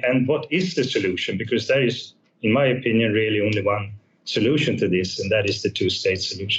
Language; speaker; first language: English; non-native, fluent; Swedish